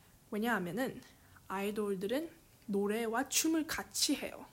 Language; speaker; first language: Korean; early bilingual, heritage; English